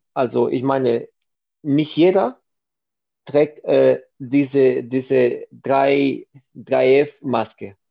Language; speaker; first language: German; non-native, fluent; Spanish